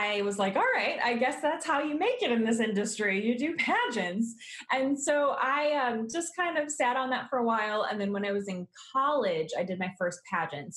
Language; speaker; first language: English; native; English